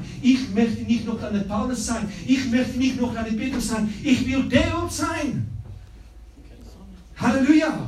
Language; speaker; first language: German; non-native, learner; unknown